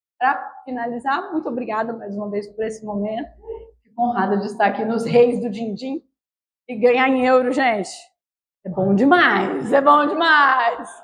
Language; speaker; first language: Portuguese; native; Portuguese